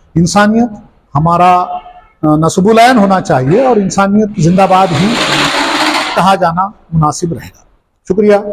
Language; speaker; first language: Urdu; native; Urdu